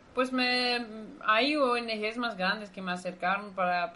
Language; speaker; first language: Spanish; non-native, fluent; Dutch